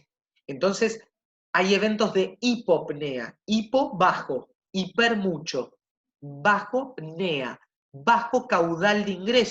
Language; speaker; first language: Spanish; native; Spanish